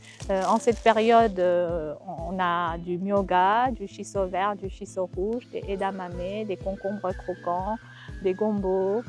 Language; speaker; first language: French; non-native, fluent; Japanese